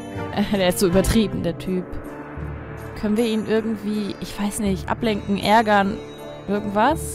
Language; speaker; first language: German; native; German